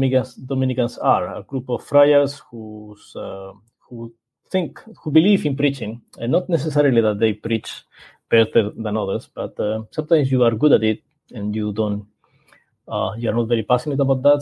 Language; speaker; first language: English; non-native, fluent; Spanish